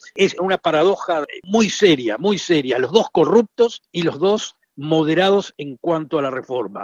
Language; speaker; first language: Spanish; native; Spanish